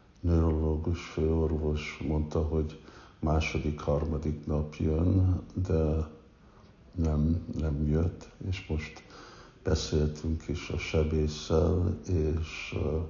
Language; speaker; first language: Hungarian; early bilingual, heritage; Hungarian